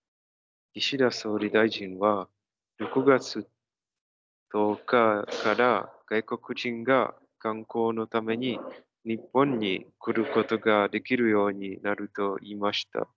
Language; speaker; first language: Japanese; non-native, learner; Czech